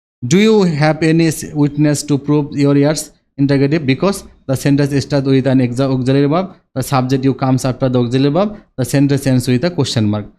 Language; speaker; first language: English; non-native, local second language; Bangla